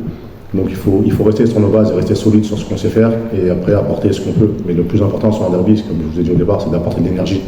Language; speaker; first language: French; native; French